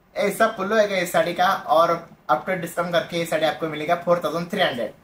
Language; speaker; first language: Hindi; non-native, local second language; Marathi